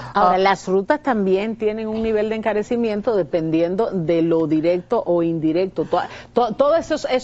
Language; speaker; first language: Spanish; native; Spanish